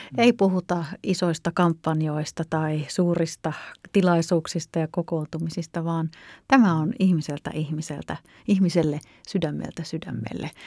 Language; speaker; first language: Finnish; native; Finnish